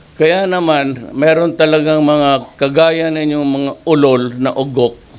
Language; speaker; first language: Filipino; non-native, local second language; Cebuano